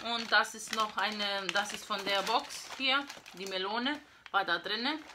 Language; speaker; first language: German; non-native, learner; Portuguese